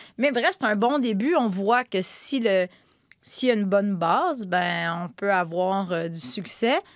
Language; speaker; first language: French; native; French